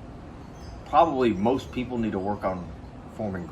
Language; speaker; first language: English; native; English